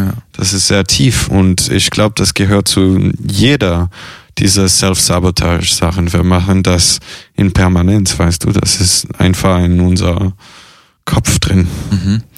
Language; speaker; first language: German; non-native, fluent; Italian